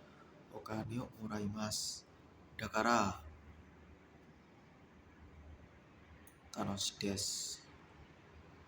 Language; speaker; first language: Japanese; non-native, learner; Indonesian